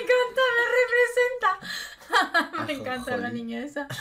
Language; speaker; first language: Spanish; native; Spanish